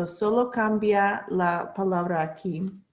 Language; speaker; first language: Spanish; non-native, fluent; English